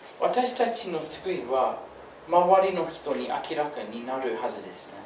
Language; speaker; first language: Japanese; non-native, fluent; English